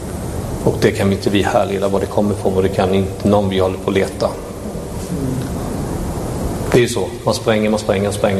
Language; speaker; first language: Swedish; native; Swedish